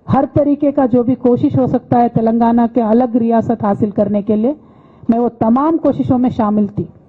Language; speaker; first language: Hindi; non-native, local second language; Telugu